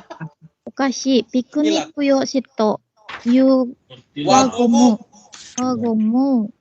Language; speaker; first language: Japanese; non-native, learner; Indonesian